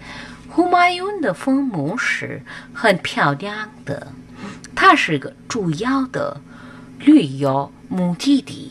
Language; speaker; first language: Chinese; non-native, fluent; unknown